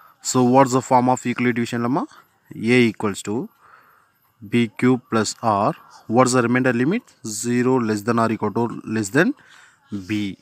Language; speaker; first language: English; non-native, local second language; Tamil